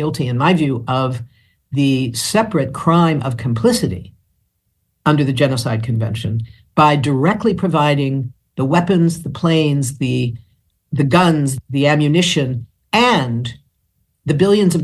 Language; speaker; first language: English; native; English